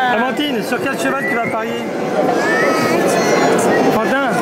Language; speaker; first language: French; native; French